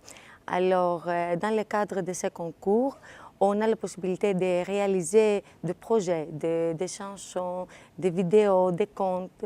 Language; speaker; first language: French; non-native, fluent; Greek